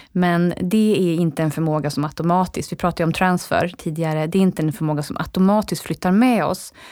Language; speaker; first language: Swedish; native; Swedish